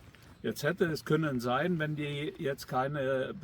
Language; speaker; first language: German; native; German